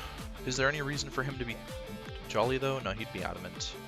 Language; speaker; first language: English; native; English